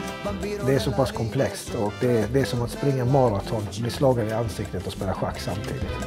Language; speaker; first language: Swedish; native; Swedish